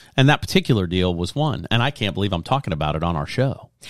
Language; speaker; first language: English; native; English